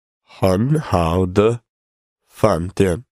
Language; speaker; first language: Chinese; non-native, learner; English